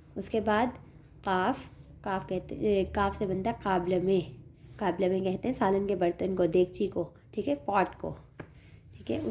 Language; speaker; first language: Urdu; native; Urdu